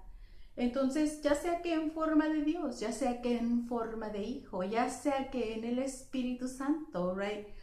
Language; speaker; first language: Spanish; early bilingual, heritage; Spanish